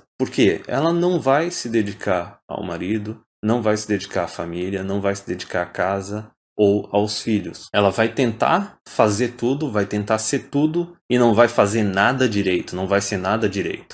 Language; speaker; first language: Portuguese; native; Portuguese